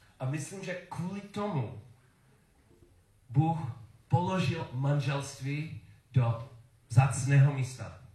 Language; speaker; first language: Czech; non-native, learner; English